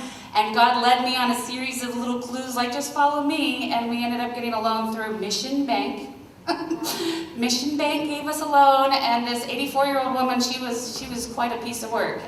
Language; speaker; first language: English; native; English